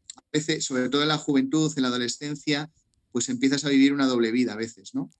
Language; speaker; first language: Spanish; native; Spanish